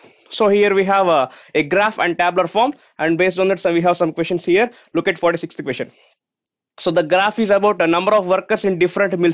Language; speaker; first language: English; non-native, local second language; Telugu